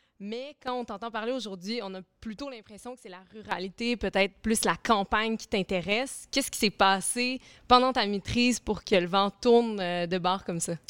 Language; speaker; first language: French; native; French